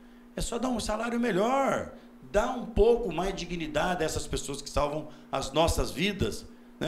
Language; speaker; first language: Portuguese; native; Portuguese